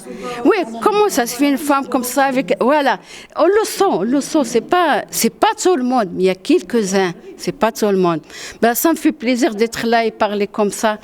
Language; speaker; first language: French; non-native, fluent; Arabic